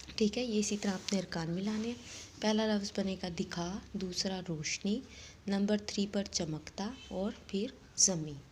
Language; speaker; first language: Hindi; non-native, local second language; Saraiki